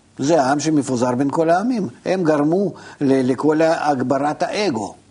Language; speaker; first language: Hebrew; non-native, fluent; Russian